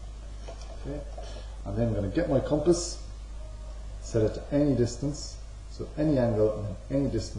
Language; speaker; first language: English; native; English